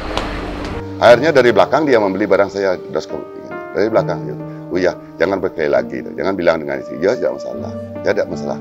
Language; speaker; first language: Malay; non-native, local second language; Balinese